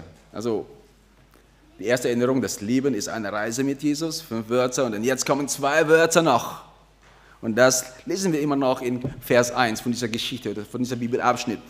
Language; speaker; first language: German; non-native, fluent; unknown